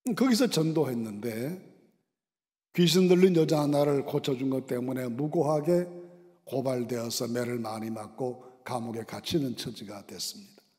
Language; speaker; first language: Korean; native; Korean